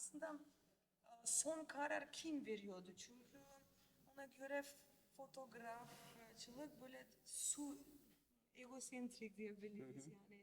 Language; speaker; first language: Turkish; non-native, learner; Macedonian